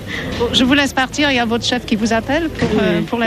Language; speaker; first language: French; native; French